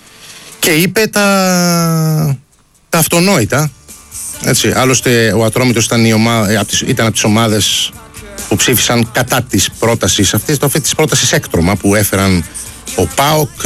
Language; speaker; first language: Greek; native; Greek